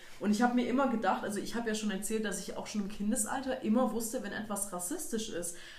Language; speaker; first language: German; native; German